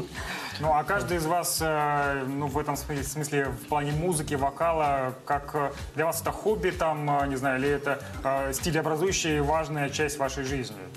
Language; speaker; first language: Russian; native; Russian